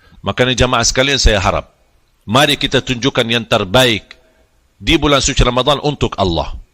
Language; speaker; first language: Malay; non-native, fluent; Arabic